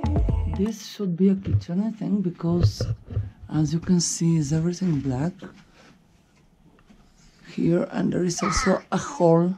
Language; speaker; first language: English; non-native, fluent; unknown